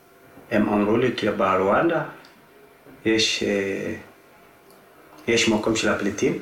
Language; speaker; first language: Hebrew; non-native, fluent; Tigrinya